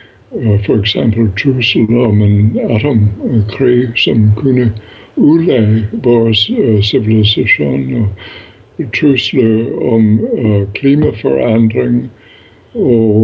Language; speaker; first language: Danish; non-native, fluent; English